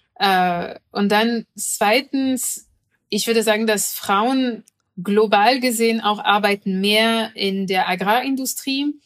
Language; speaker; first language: German; non-native, fluent; French